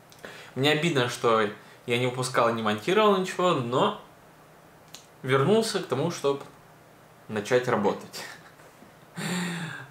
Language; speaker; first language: Russian; native; Russian